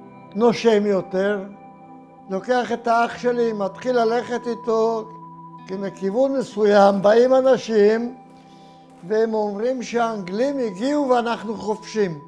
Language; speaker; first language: Hebrew; non-native, fluent; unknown